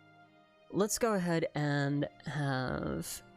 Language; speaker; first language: English; native; English